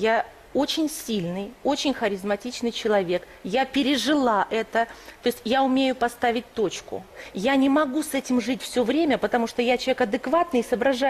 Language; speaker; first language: Russian; native; Russian